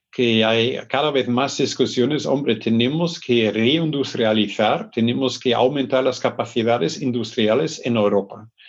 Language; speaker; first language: Spanish; non-native, fluent; German